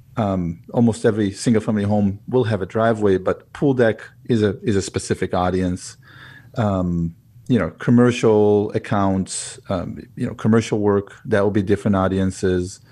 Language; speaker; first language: English; non-native, fluent; Hebrew